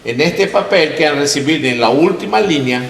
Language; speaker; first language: Spanish; non-native, learner; English